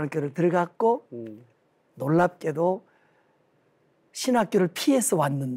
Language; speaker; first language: Korean; native; Korean